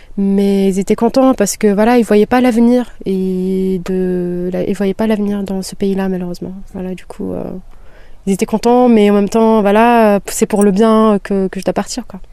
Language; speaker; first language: French; non-native, local second language; Kabyle